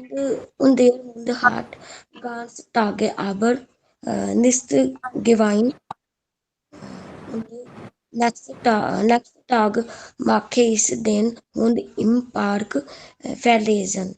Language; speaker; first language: German; non-native, learner; Hindi